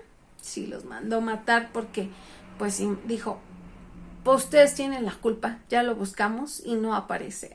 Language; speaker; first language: Spanish; native; Spanish